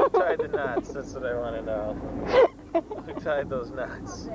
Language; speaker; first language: English; native; English